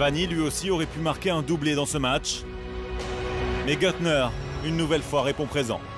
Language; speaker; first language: French; native; French